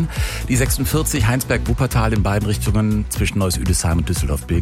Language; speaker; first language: German; native; German